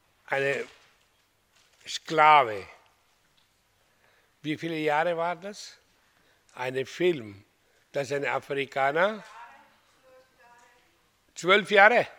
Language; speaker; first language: German; non-native, learner; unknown